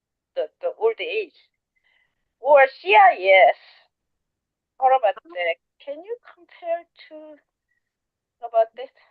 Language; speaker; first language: English; non-native, learner; Korean